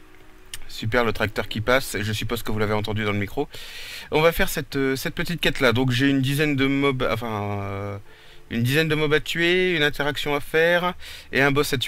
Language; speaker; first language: French; native; French